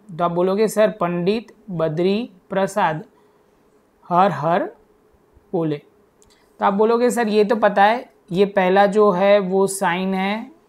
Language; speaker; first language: Hindi; non-native, local second language; Gujarati